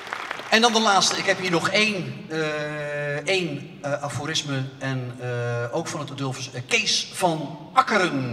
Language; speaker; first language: Dutch; native; Dutch